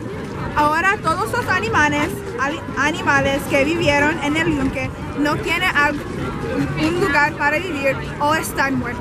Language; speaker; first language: Spanish; non-native, learner; English